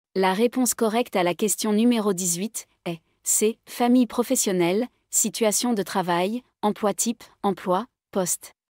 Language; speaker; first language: French; non-native, local second language; Arabic